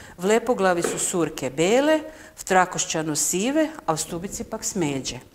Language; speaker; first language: Croatian; native; Croatian